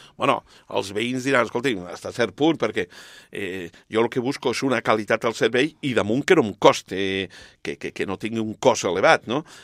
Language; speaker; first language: Catalan; non-native, local second language; Spanish